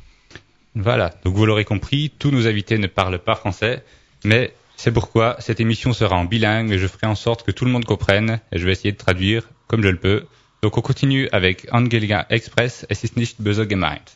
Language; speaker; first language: French; native; French